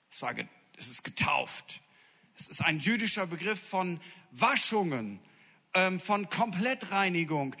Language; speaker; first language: German; native; German